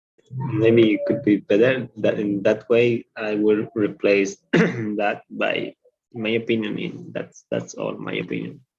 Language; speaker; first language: English; non-native, learner; Spanish